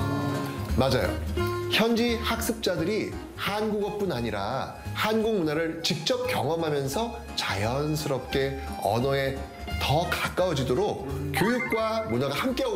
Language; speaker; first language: Korean; native; Korean